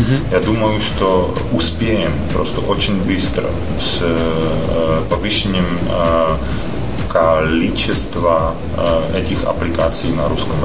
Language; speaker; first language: Russian; non-native, fluent; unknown